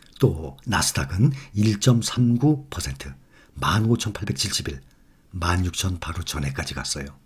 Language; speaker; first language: Korean; native; Korean